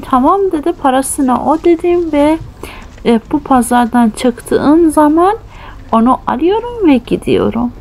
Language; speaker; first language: Turkish; early bilingual, heritage; Turkish